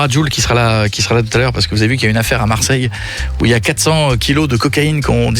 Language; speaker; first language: French; native; French